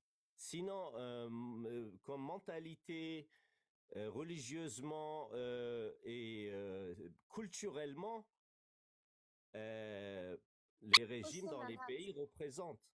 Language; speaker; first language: French; non-native, fluent; Kurdish